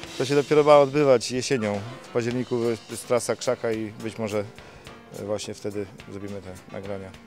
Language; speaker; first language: Polish; native; Polish